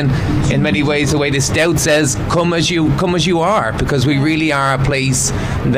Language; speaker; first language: English; native; English